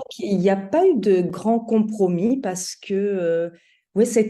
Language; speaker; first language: French; native; French